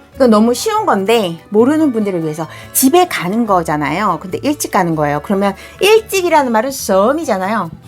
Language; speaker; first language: Korean; native; Korean